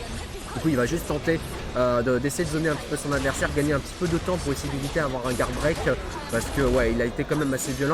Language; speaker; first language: French; native; French